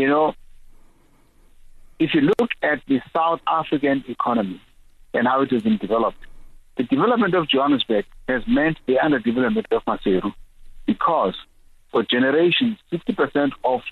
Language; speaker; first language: English; non-native, local second language; Xhosa